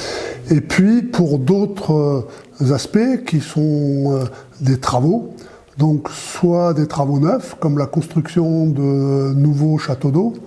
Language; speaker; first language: French; native; French